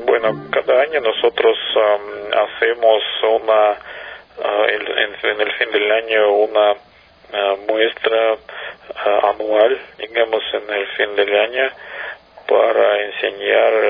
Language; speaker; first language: Spanish; non-native, learner; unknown